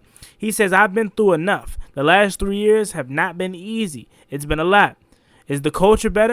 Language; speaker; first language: English; native; English